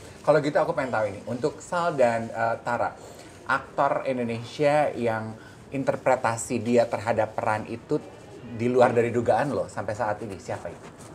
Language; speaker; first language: Indonesian; native; Indonesian